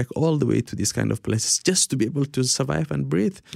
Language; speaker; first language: English; early bilingual, other home language; Somali